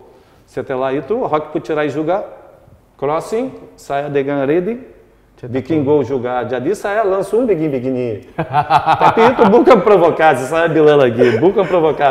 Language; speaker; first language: Indonesian; non-native, fluent; Portuguese